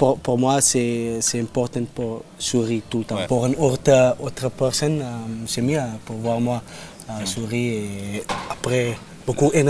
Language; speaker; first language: French; non-native, learner; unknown